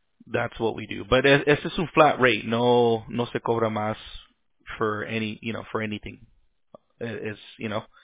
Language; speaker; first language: English; early bilingual, other home language; Spanish